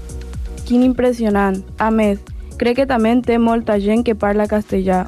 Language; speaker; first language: Catalan; non-native, learner; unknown